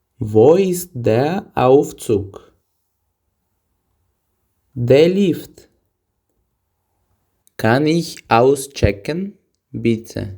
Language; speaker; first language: German; non-native, fluent; Ukrainian